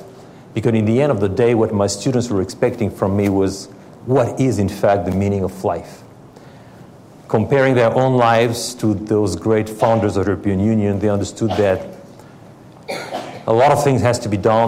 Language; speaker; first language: English; non-native, fluent; French